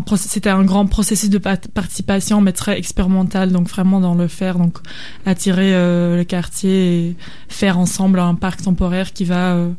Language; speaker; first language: French; non-native, local second language; Dutch